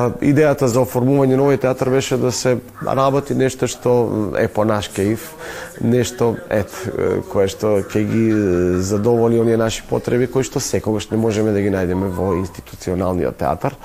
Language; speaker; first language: Macedonian; native; Macedonian